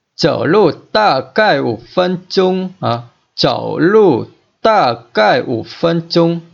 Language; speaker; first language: Chinese; non-native, learner; Vietnamese